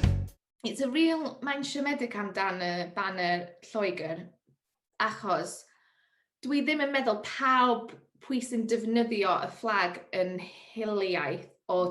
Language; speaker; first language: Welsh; non-native, learner; English